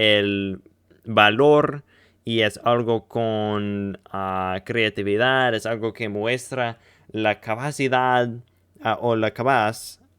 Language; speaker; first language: Spanish; non-native, learner; English